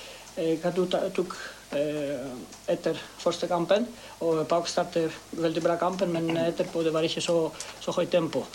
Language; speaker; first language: Norwegian; non-native, learner; Greek